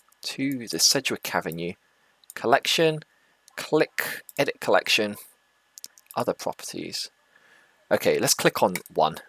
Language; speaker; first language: English; native; English